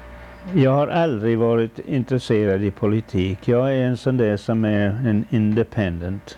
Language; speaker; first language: Swedish; early bilingual, heritage; Swedish